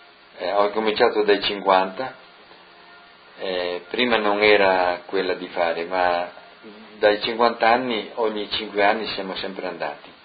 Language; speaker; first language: Italian; non-native, local second language; Friulian